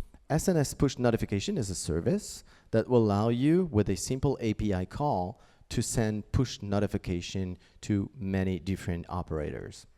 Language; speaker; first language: English; non-native, fluent; French